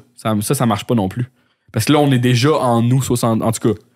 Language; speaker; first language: French; native; French